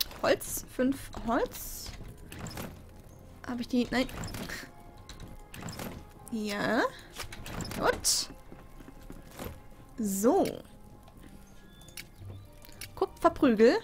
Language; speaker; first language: German; native; German